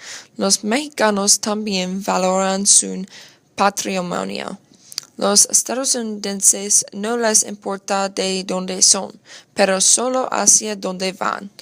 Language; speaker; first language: Spanish; non-native, learner; English